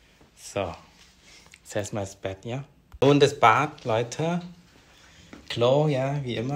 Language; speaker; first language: German; non-native, fluent; Vietnamese